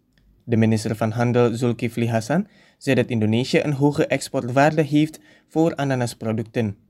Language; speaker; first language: Dutch; non-native, fluent; Indonesian